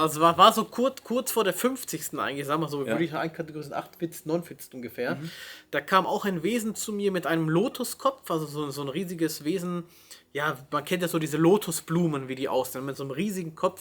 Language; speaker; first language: German; native; German